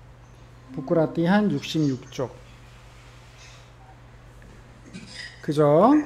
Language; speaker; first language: Korean; native; Korean